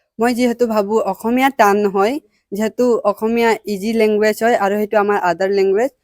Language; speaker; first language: Assamese; native; Assamese